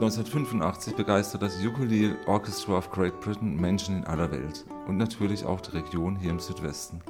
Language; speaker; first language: German; native; German